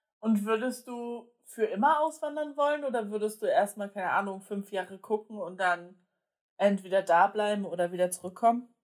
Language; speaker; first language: German; early bilingual, other home language; Polish